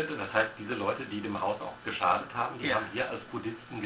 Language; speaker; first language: German; native; German